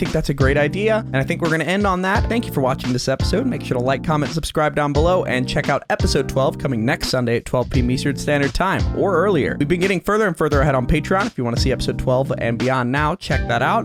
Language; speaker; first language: English; native; English